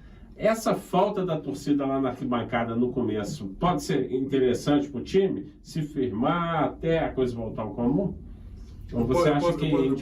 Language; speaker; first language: Portuguese; native; Portuguese